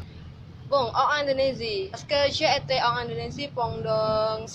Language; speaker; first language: French; non-native, learner; Indonesian